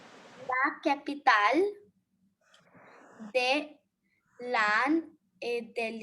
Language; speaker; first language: French; non-native, learner; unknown